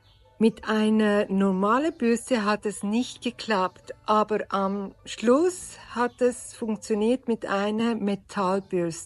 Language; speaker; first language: German; non-native, fluent; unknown